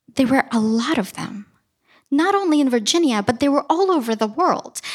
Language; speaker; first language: English; early bilingual, other home language; Russian